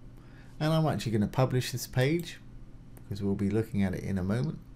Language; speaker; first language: English; native; English